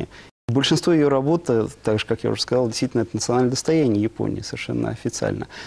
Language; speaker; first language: Russian; native; Russian